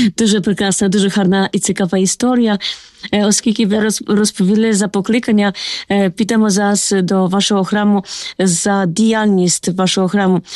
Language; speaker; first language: Ukrainian; early bilingual, heritage; Ukrainian